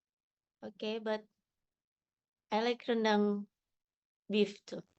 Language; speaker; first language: English; non-native, learner; Indonesian